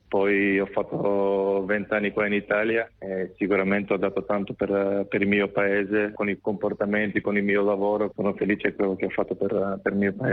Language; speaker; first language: Italian; non-native, fluent; Macedonian